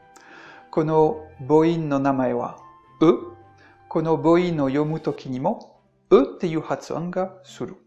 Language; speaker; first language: Japanese; non-native, fluent; French